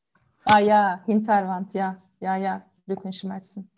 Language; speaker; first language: German; non-native, learner; Turkish